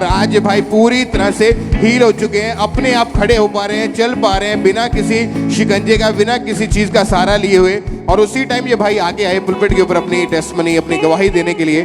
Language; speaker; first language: Hindi; native; Hindi